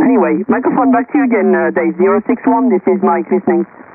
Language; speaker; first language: English; non-native, fluent; French